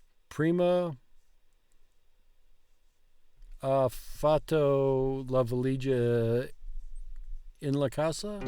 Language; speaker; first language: Italian; non-native, learner; English